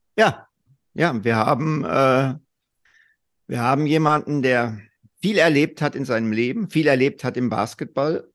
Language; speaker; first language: German; native; German